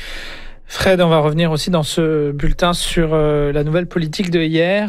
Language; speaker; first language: French; native; French